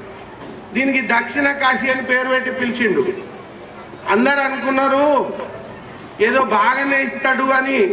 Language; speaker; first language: Telugu; native; Telugu